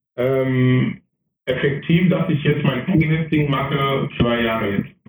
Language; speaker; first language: German; non-native, fluent; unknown